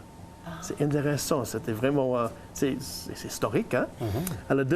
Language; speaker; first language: French; non-native, learner; English